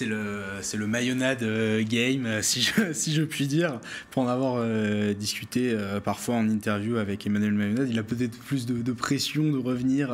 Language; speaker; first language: French; native; French